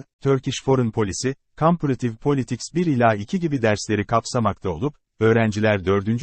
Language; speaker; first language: Turkish; native; Turkish